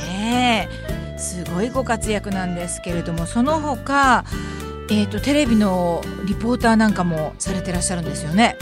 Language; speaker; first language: Japanese; native; Japanese